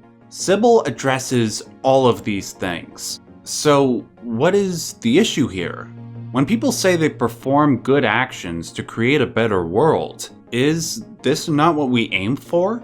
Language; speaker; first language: English; native; English